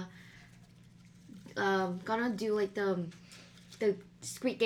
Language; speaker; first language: English; non-native, fluent; Vietnamese